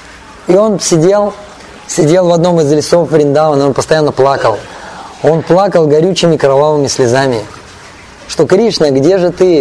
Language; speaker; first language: Russian; native; Russian